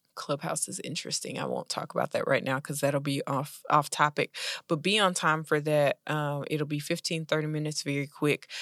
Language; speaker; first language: English; native; English